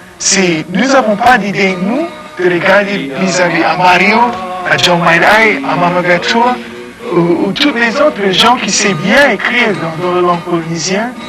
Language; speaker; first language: French; non-native, fluent; English